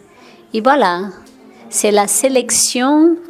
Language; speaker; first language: French; non-native, fluent; Portuguese